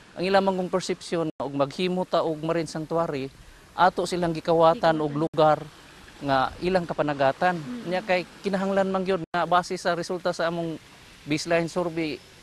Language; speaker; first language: Cebuano; native; Cebuano